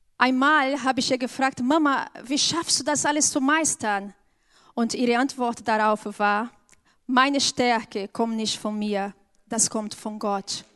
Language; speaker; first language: German; non-native, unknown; Portuguese